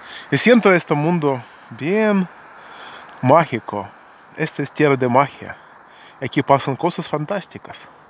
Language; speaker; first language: Spanish; non-native, fluent; Russian